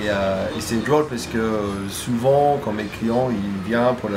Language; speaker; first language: French; non-native, fluent; English